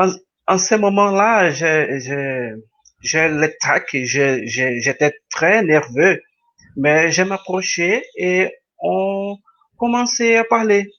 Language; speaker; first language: French; non-native, learner; Portuguese